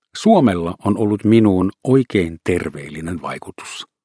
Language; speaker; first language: Finnish; non-native, fluent; German